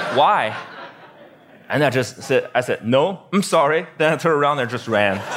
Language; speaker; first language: English; non-native, fluent; Chinese